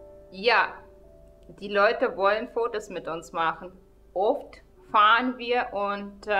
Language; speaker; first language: German; non-native, fluent; Russian